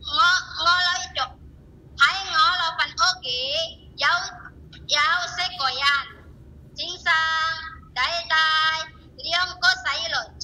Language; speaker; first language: Cantonese; non-native, learner; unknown